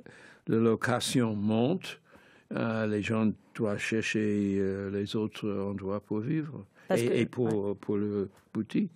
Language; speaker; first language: French; non-native, fluent; English